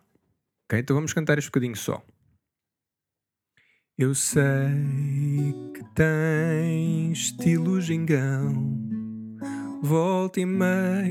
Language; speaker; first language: Portuguese; native; Portuguese